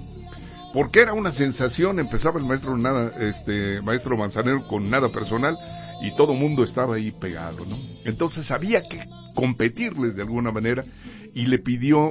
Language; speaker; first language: Spanish; native; Spanish